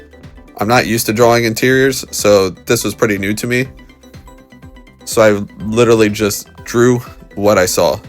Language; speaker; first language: English; native; English